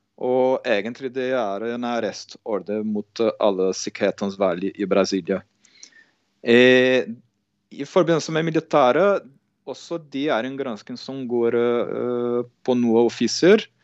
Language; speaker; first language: Norwegian; non-native, fluent; Portuguese